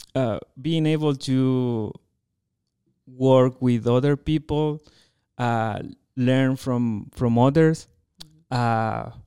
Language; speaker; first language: English; non-native, fluent; Spanish